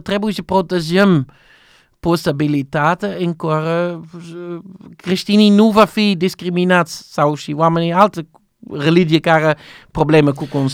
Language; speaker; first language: Romanian; non-native, learner; Dutch